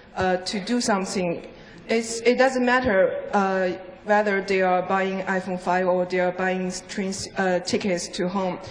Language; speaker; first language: English; non-native, fluent; Chinese